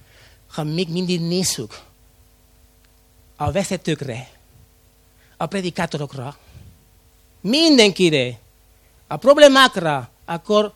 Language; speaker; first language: Hungarian; non-native, fluent; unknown